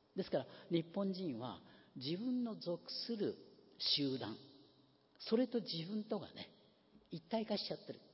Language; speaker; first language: Japanese; native; Japanese